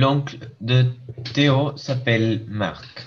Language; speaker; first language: French; non-native, learner; English